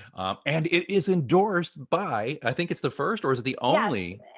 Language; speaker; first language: English; native; English